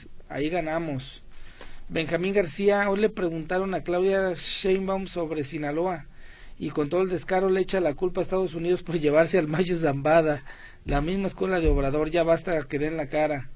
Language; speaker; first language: Spanish; native; Spanish